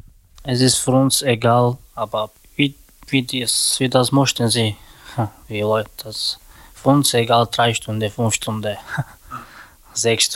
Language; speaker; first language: German; non-native, learner; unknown